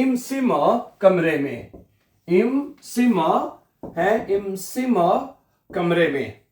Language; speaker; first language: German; non-native, fluent; Urdu